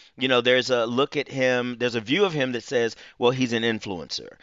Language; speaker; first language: English; native; English